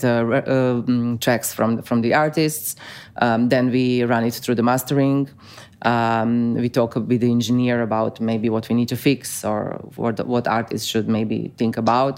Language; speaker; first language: English; non-native, fluent; Croatian